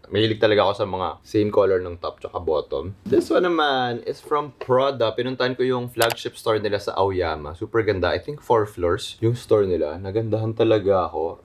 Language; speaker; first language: Filipino; native; Filipino